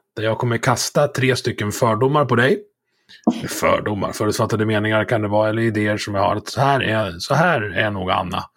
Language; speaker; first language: Swedish; native; Swedish